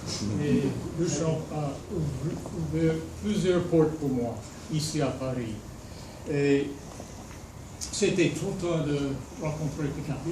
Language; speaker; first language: French; non-native, fluent; English